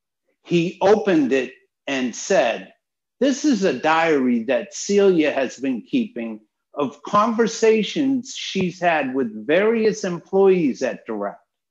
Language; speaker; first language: English; native; English